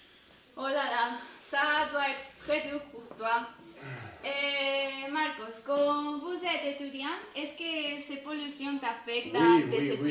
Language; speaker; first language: French; non-native, learner; Spanish